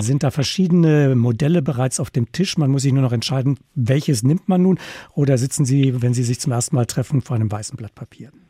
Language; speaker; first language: German; native; German